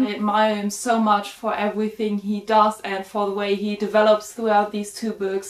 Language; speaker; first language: English; non-native, fluent; German